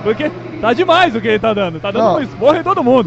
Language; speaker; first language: Portuguese; native; Portuguese